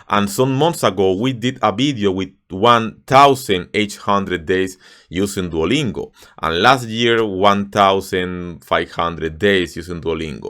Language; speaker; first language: English; non-native, fluent; Spanish